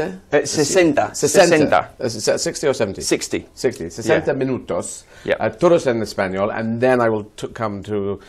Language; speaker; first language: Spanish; non-native, learner; English